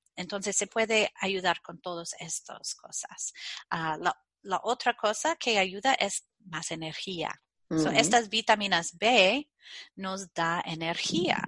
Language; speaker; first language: Spanish; non-native, fluent; English